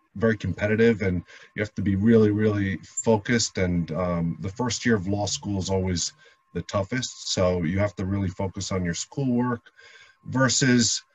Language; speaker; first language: English; native; English